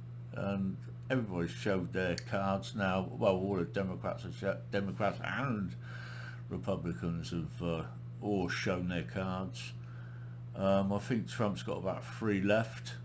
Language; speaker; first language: English; native; English